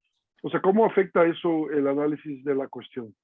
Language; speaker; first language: Spanish; native; Spanish